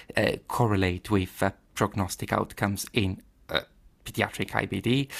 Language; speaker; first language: English; non-native, fluent; Italian